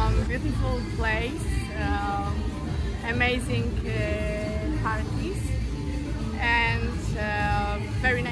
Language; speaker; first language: English; non-native, learner; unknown